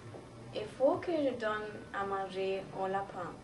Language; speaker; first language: French; non-native, learner; English